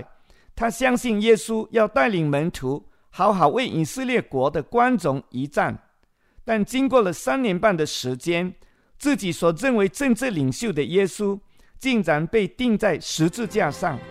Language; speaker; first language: Chinese; native; Chinese